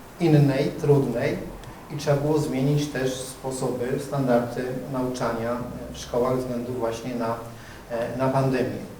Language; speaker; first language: Polish; native; Polish